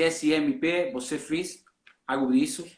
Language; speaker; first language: Portuguese; non-native, learner; Spanish